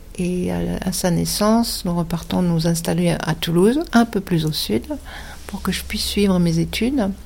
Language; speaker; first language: French; non-native, fluent; German